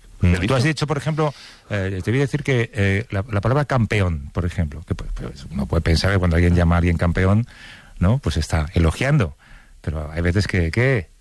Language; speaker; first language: Spanish; native; Spanish